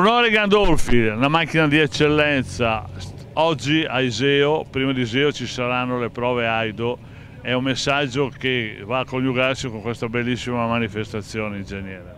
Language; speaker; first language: Italian; native; Italian